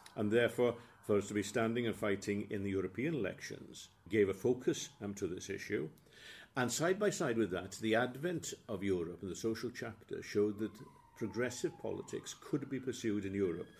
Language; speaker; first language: English; native; English